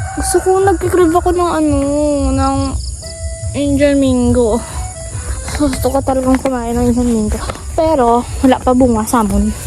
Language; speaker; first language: Filipino; non-native, local second language; Hiligaynon